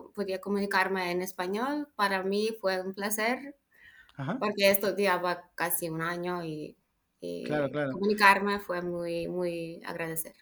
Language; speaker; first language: Spanish; non-native, learner; Macedonian